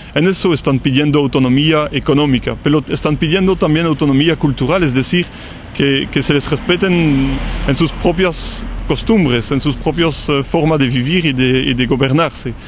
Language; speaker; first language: Spanish; non-native, fluent; French